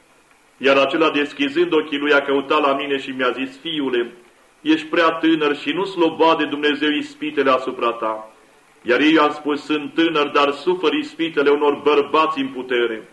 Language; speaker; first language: Romanian; native; Romanian